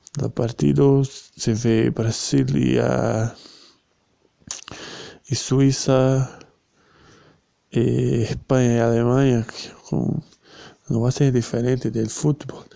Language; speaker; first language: Spanish; non-native, learner; Portuguese